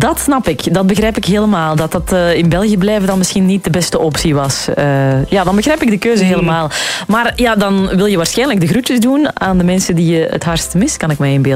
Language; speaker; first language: Dutch; native; Dutch